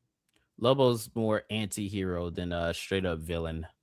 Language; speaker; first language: English; native; English